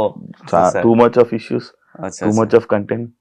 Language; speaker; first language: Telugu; native; Telugu